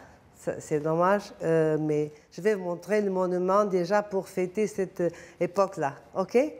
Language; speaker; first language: French; non-native, fluent; Portuguese